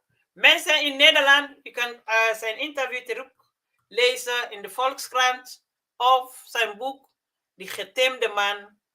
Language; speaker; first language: Dutch; non-native, fluent; Mandingo